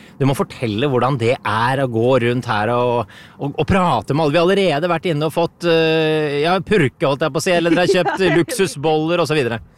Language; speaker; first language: Norwegian; native; Norwegian